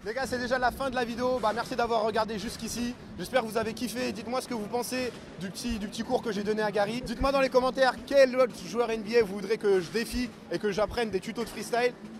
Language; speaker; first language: French; native; French